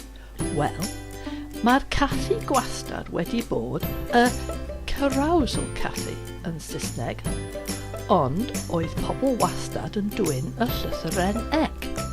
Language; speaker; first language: Welsh; non-native, fluent; English